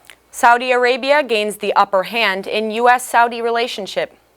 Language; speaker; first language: English; early bilingual, other home language; Korean